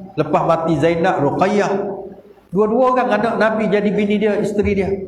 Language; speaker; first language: Malay; native; Malay